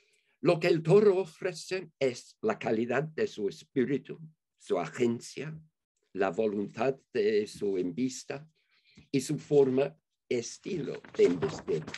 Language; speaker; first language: Spanish; non-native, fluent; English